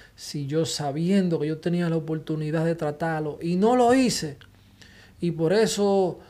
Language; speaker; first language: Spanish; early bilingual, heritage; Spanish